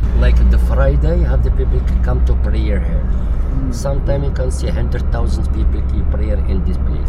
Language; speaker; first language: English; non-native, learner; Arabic